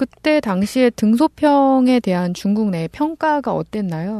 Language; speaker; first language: Korean; native; Korean